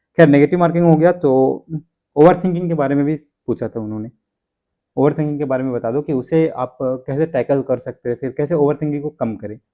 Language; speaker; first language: Hindi; native; Hindi